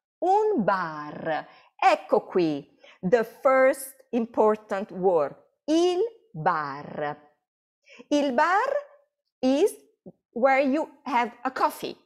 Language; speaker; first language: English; non-native, fluent; Italian